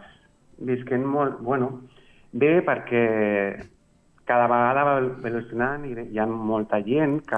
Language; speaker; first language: Catalan; non-native, local second language; Spanish